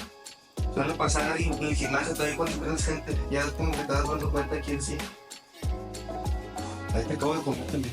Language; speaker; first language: Spanish; native; Spanish